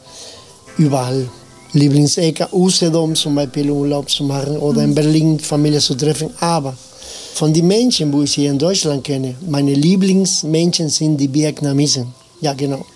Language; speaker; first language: German; non-native, fluent; Spanish